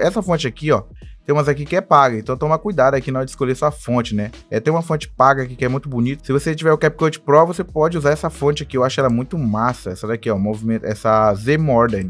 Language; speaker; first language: Portuguese; native; Portuguese